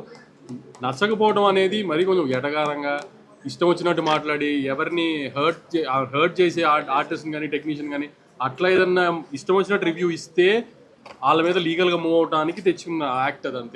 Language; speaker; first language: Telugu; native; Telugu